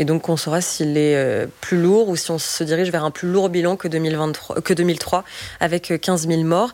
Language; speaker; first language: French; native; French